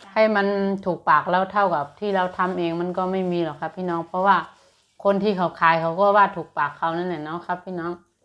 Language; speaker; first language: Thai; native; Thai